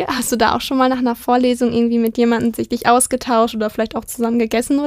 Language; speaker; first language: German; native; German